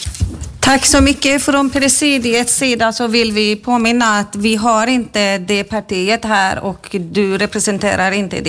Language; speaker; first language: Swedish; native; Swedish